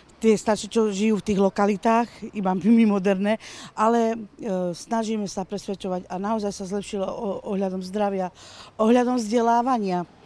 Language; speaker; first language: Slovak; non-native, local second language; Romany